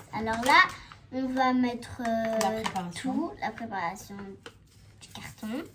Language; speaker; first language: French; native; French